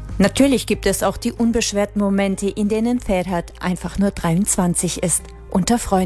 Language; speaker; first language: German; native; German